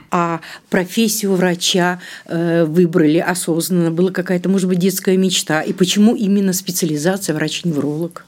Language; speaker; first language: Russian; native; Russian